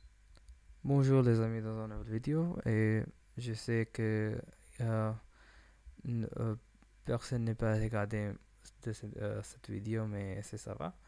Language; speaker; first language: French; non-native, learner; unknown